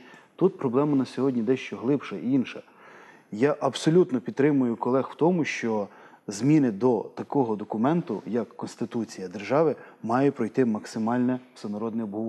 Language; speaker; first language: Ukrainian; native; Ukrainian